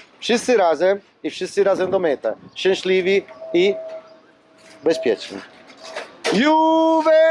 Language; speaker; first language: Polish; non-native, learner; Italian